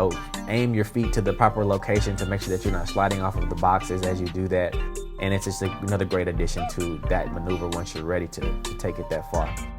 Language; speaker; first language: English; native; English